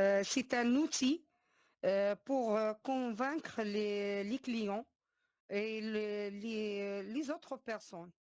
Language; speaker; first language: French; non-native, learner; Arabic